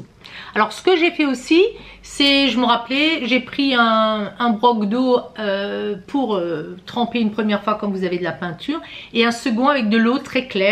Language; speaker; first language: French; native; French